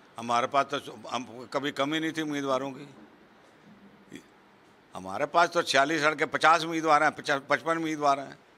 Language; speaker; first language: Hindi; non-native, local second language; Punjabi